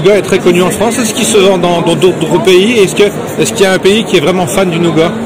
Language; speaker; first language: French; native; French